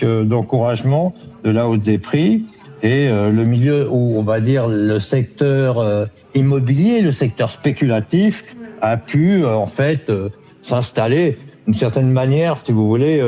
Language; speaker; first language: French; native; French